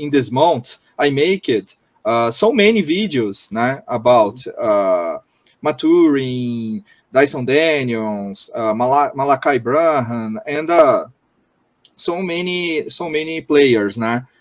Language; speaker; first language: English; non-native, learner; Portuguese